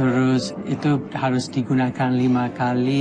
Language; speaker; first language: Indonesian; non-native, fluent; English